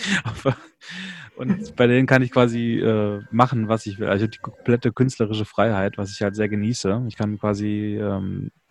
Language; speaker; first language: German; native; German